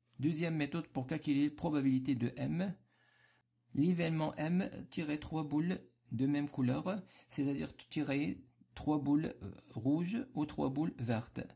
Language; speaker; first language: French; non-native, local second language; Arabic